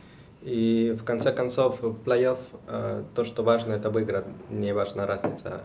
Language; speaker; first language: Russian; non-native, fluent; Spanish